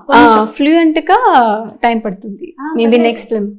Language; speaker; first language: Telugu; non-native, learner; Tamil